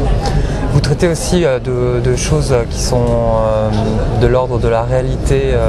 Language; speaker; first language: French; native; French